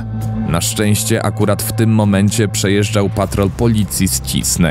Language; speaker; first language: Polish; native; Polish